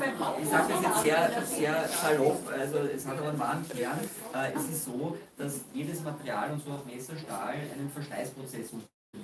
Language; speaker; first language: German; native; German